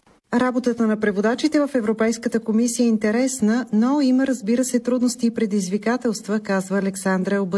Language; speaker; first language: Bulgarian; native; Bulgarian